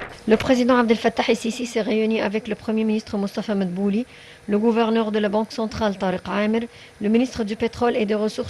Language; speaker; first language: French; non-native, fluent; Arabic